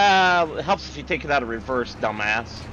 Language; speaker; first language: English; native; English